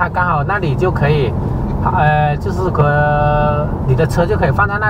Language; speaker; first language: Chinese; native; Chinese